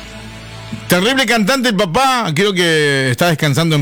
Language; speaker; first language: Spanish; native; Spanish